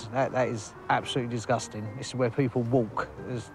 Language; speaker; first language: English; native; English